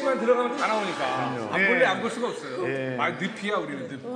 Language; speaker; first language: Korean; native; Korean